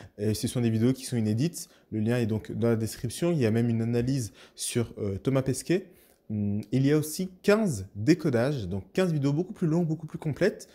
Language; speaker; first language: French; native; French